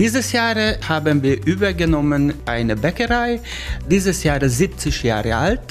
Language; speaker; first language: German; non-native, learner; Hungarian